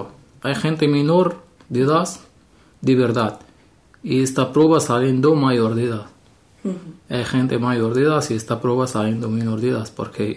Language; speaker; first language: Spanish; non-native, learner; Arabic